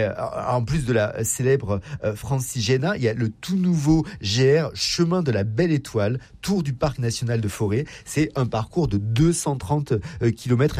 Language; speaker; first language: French; native; French